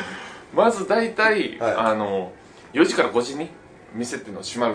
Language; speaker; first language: Japanese; native; Japanese